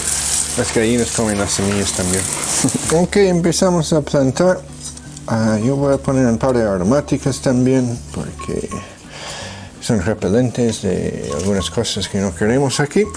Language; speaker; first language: Spanish; non-native, fluent; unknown